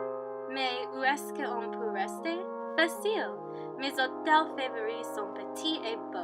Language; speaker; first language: French; non-native, learner; English